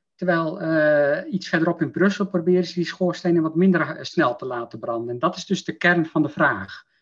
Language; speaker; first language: Dutch; native; Dutch